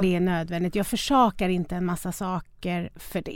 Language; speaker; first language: Swedish; native; Swedish